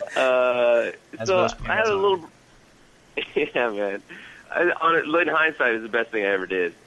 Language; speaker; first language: English; native; English